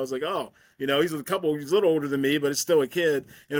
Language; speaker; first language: English; native; English